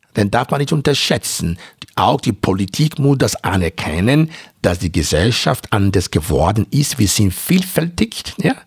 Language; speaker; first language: German; non-native, fluent; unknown